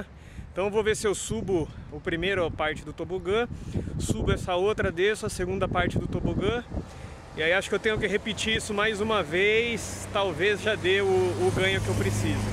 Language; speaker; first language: Portuguese; native; Portuguese